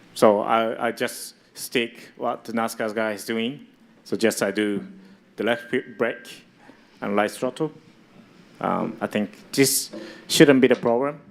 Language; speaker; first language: English; non-native, learner; Japanese